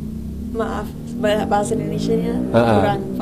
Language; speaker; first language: Indonesian; early bilingual, heritage; English